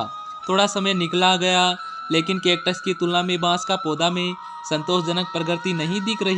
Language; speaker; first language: Hindi; native; Hindi